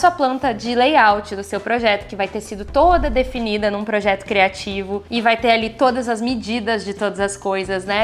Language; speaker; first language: Portuguese; native; Portuguese